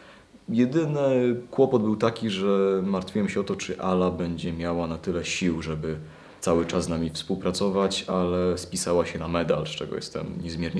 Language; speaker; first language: Polish; native; Polish